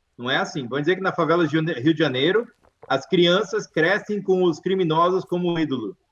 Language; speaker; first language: Portuguese; native; Portuguese